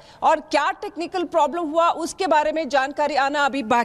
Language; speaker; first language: Hindi; non-native, local second language; Kannada